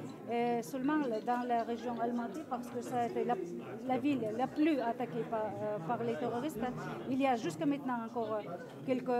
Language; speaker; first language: French; non-native, fluent; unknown